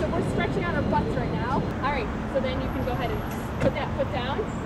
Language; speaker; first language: English; native; English